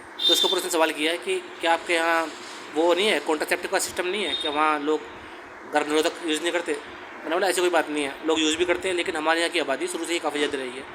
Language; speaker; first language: Hindi; native; Hindi